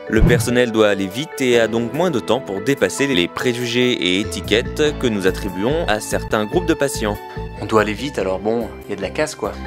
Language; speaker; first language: French; native; French